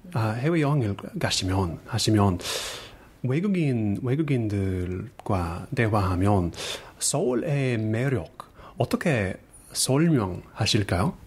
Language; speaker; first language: Korean; non-native, fluent; English